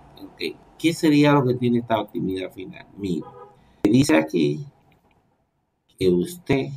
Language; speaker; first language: Spanish; native; Spanish